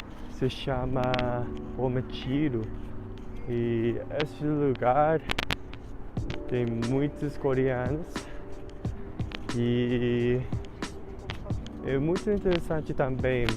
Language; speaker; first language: Portuguese; non-native, learner; English